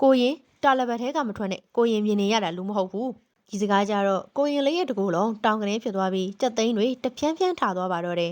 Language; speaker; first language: Burmese; native; Burmese